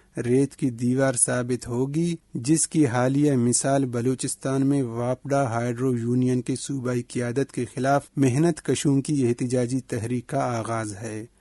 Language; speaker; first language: Urdu; non-native, local second language; Baluchi